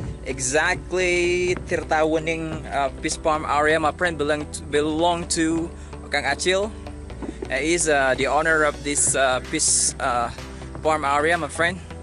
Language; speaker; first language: English; non-native, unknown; Indonesian